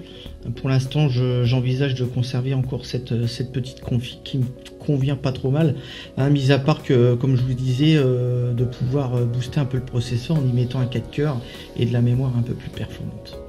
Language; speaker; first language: French; native; French